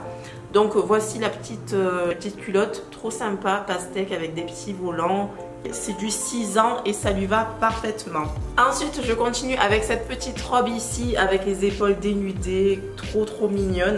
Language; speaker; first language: French; native; French